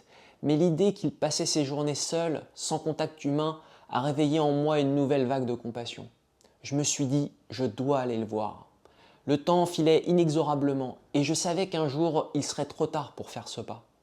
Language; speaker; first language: French; native; French